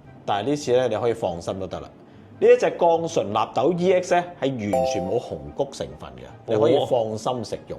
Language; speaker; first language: Cantonese; native; Cantonese